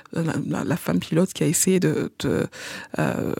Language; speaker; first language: French; non-native, local second language; Haitian Creole